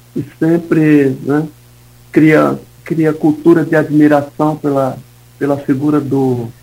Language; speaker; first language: Portuguese; native; Portuguese